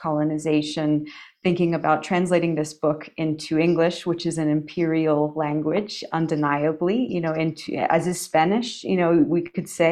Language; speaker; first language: English; native; English